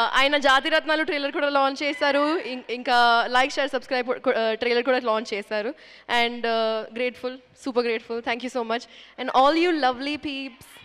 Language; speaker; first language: Telugu; non-native, fluent; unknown